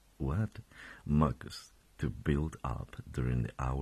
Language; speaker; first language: English; non-native, fluent; Spanish